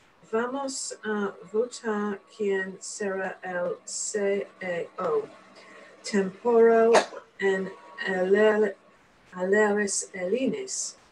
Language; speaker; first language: Spanish; non-native, learner; English